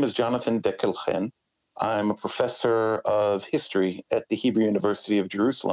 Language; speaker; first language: English; native; English